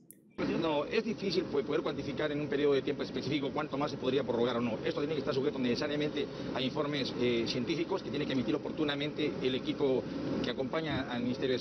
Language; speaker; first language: Spanish; native; Spanish